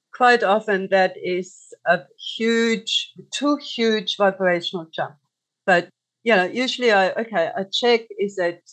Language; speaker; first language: English; non-native, fluent; German